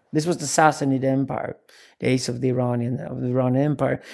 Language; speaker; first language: English; non-native, fluent; Swedish